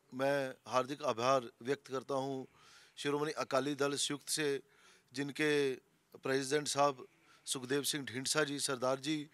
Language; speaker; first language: Hindi; non-native, local second language; Punjabi